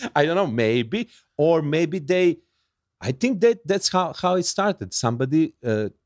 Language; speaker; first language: English; non-native, learner; Serbian